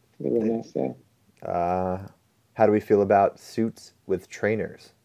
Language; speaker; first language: English; native; English